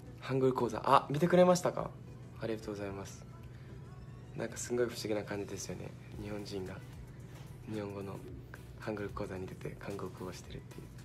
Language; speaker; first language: Japanese; native; Japanese